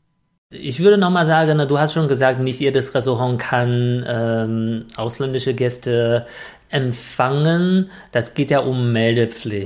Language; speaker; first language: German; non-native, fluent; Chinese